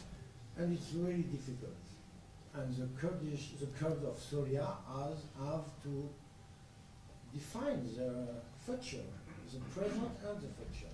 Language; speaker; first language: English; non-native, learner; French